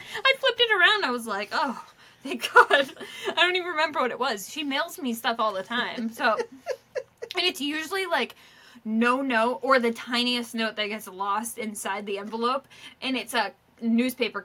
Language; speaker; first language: English; native; English